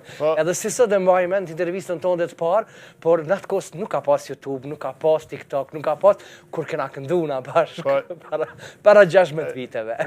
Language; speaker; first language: Albanian; native; Albanian